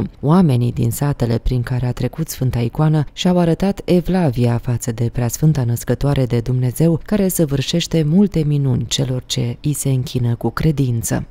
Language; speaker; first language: Romanian; native; Romanian